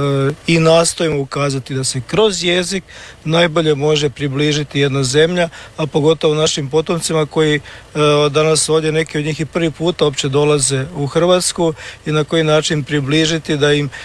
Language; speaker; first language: Serbian; native; Serbian